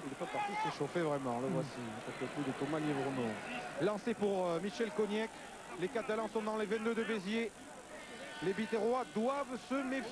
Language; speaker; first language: French; native; French